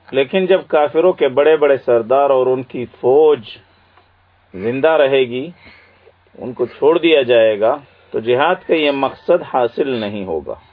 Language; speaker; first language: Urdu; native; Urdu